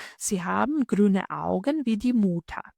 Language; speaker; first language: German; non-native, fluent; Ukrainian